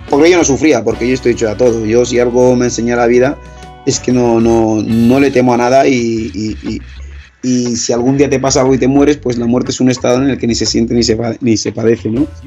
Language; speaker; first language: Spanish; early bilingual, other home language; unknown